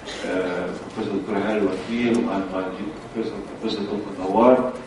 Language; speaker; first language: English; non-native, fluent; Arabic